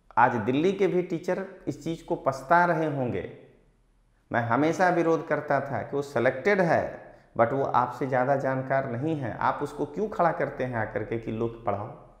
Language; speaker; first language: Hindi; non-native, local second language; Gujarati